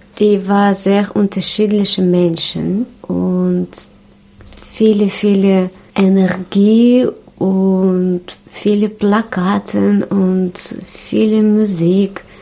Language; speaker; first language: German; non-native, learner; Russian